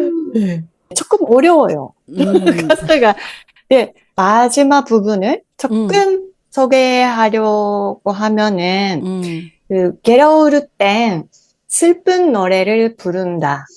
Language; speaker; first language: Korean; non-native, fluent; Japanese